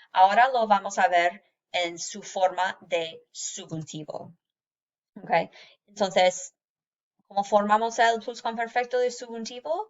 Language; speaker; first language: Spanish; non-native, fluent; English